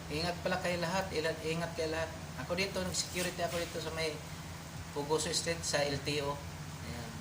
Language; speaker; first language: Filipino; non-native, local second language; Cebuano